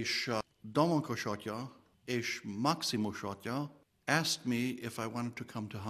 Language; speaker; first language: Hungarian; non-native, learner; English